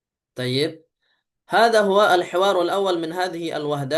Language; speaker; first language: Arabic; non-native, fluent; Indonesian